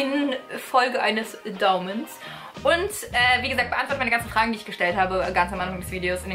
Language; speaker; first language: German; native; German